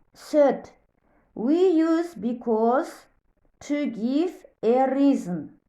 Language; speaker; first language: English; non-native, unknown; Kazakh